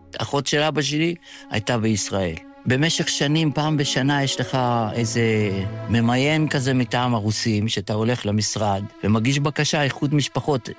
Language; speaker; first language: Hebrew; early bilingual, other home language; Yiddish